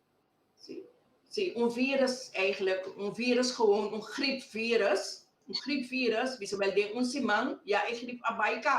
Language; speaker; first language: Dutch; non-native, local second language; Papiamento